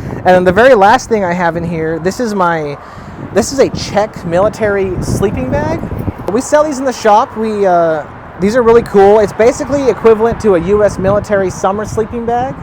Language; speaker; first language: English; native; English